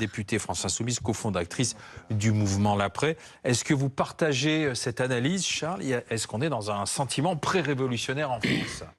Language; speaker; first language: French; native; French